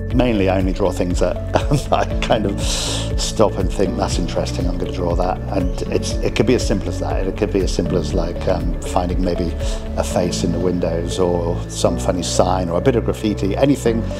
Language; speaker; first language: English; native; English